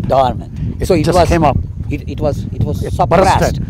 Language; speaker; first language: English; non-native, local second language; Telugu